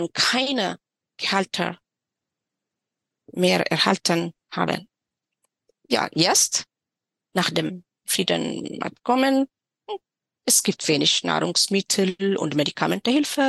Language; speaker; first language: German; non-native, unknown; Tigrinya